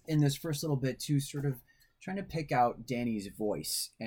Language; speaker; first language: English; native; English